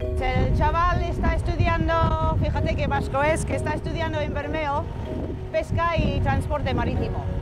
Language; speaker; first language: Spanish; non-native, fluent; English